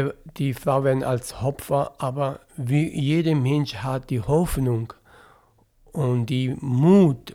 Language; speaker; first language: German; non-native, fluent; Italian